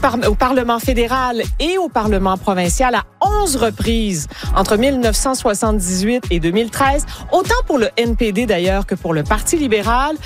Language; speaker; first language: French; native; French